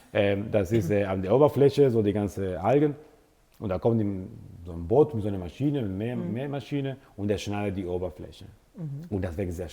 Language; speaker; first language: German; non-native, fluent; Italian